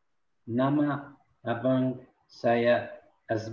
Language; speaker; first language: Indonesian; non-native, learner; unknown